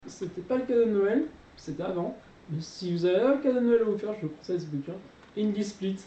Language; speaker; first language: French; native; French